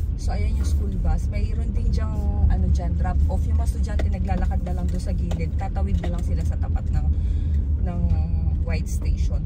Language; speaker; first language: Filipino; native; Filipino